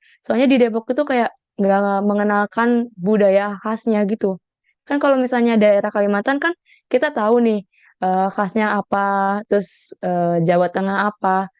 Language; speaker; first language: Indonesian; native; Indonesian